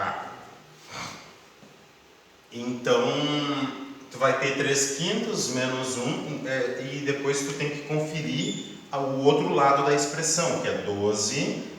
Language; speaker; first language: Portuguese; native; Portuguese